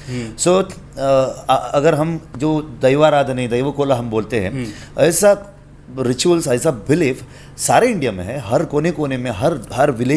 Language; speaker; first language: Hindi; non-native, local second language; Kannada